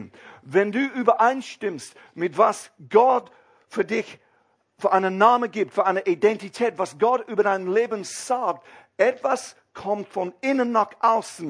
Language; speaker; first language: German; non-native, fluent; English